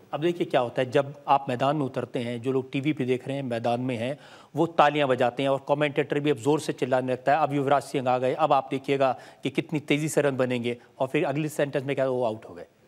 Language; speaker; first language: Hindi; native; Hindi